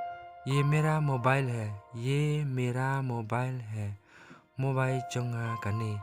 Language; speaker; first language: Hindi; non-native, local second language; Khasi